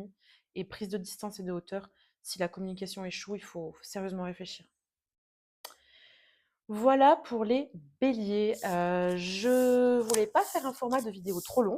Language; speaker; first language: French; native; French